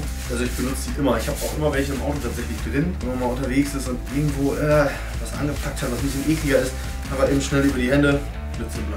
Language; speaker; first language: German; native; German